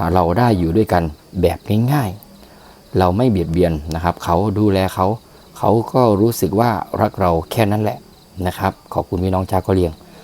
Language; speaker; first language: Thai; native; Thai